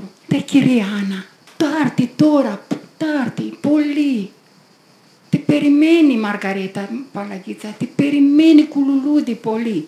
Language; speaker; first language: Greek; non-native, learner; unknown